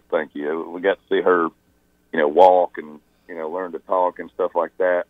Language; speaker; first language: English; native; English